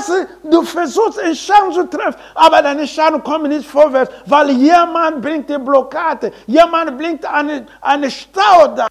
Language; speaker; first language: German; non-native, learner; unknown